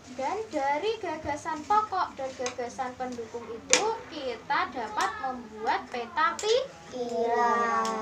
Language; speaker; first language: Indonesian; native; Indonesian